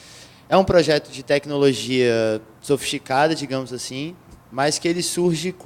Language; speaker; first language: Portuguese; native; Portuguese